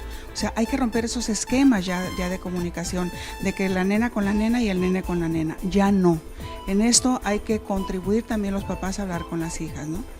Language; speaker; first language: Spanish; native; Spanish